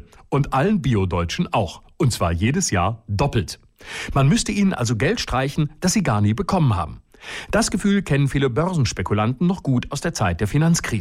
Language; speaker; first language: German; native; German